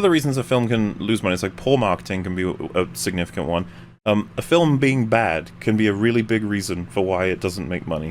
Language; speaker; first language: English; native; English